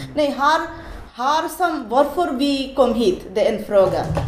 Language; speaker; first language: Swedish; non-native, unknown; Bangla